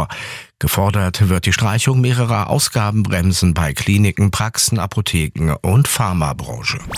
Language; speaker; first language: German; native; German